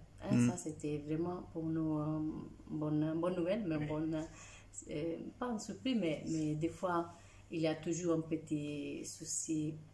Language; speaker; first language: French; non-native, fluent; Italian